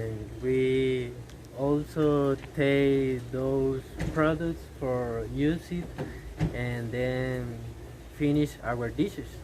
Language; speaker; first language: English; non-native, learner; Spanish